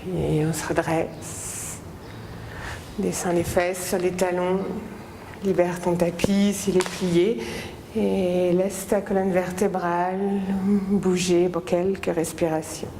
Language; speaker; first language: French; native; French